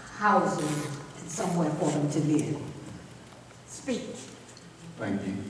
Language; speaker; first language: English; native; English